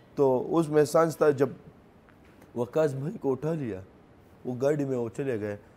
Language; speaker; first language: Urdu; non-native, local second language; Pashto